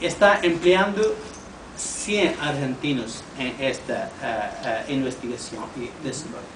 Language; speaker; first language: Spanish; non-native, learner; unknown